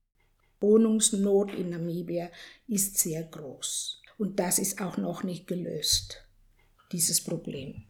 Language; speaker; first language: German; non-native, fluent; Afrikaans